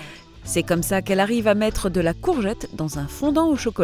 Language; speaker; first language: French; native; French